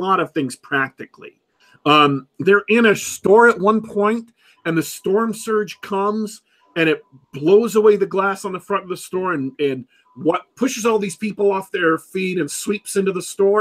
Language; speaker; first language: English; native; English